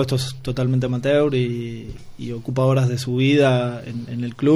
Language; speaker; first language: Spanish; native; Spanish